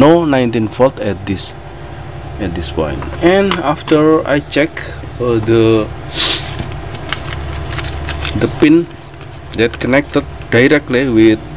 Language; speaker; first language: English; non-native, learner; Indonesian